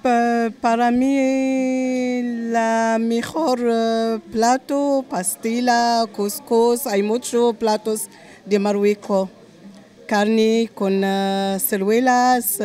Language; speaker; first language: Spanish; non-native, learner; Arabic